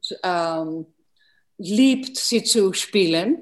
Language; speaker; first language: German; non-native, fluent; English